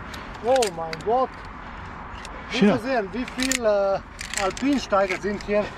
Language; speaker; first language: German; non-native, learner; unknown